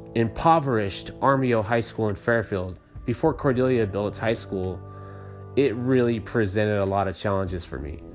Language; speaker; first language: English; native; English